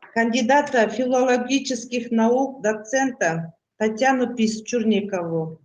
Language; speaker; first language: Russian; non-native, local second language; Kyrgyz